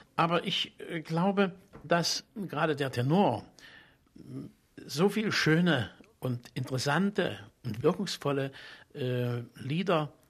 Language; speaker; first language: German; native; German